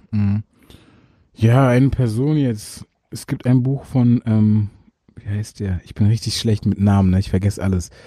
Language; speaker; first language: German; early bilingual, other home language; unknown